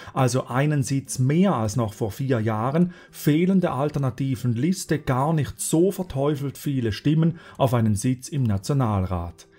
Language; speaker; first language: German; native; German